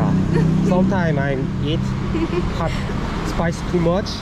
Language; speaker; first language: English; non-native, learner; Korean